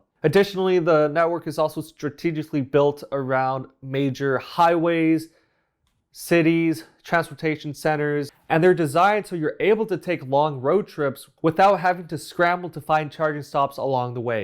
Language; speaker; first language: English; native; English